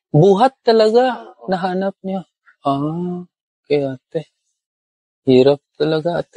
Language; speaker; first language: Filipino; non-native, learner; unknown